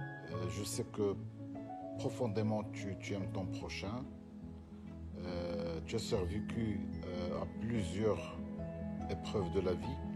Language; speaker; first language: French; non-native, local second language; Arabic